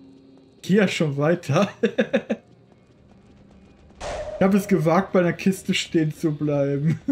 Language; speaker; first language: German; native; German